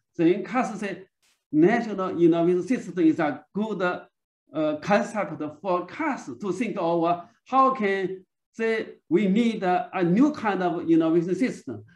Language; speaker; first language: English; non-native, learner; Chinese